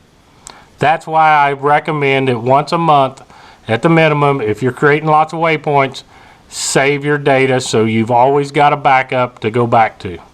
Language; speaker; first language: English; native; English